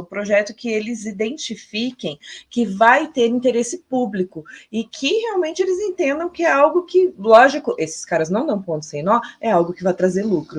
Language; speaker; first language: Portuguese; native; Portuguese